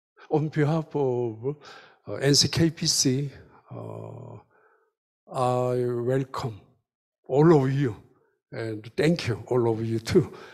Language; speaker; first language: English; non-native, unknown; Korean